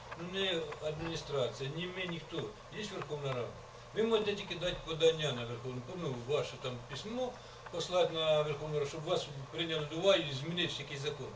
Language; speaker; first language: Ukrainian; native; Ukrainian